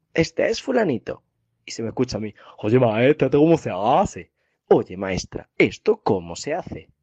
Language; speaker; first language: Spanish; native; Spanish